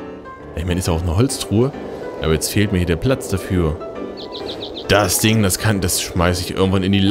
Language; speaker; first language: German; native; German